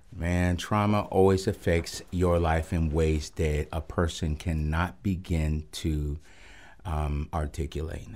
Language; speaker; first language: English; early bilingual, other home language; Spanish